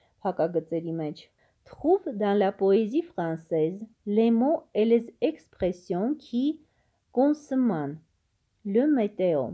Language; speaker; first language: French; non-native, fluent; Armenian